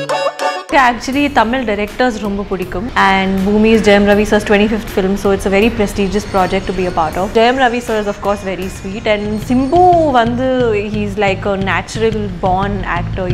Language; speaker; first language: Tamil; non-native, learner; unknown